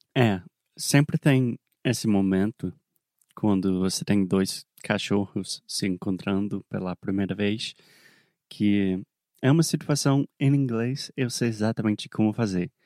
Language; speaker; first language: Portuguese; non-native, fluent; English